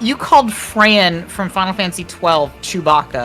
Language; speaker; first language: English; native; English